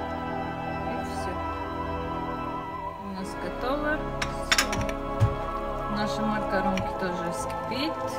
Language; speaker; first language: Russian; non-native, learner; Tajik